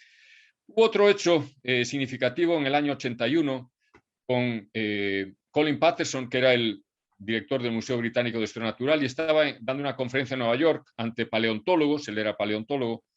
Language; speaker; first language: Spanish; native; Spanish